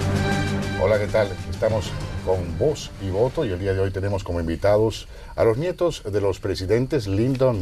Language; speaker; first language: Spanish; native; Spanish